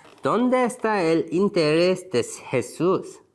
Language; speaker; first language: Spanish; non-native, learner; Korean